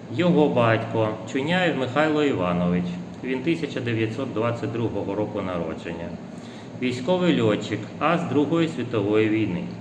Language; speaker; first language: Ukrainian; non-native, local second language; Russian